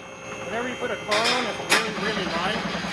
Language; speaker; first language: English; native; English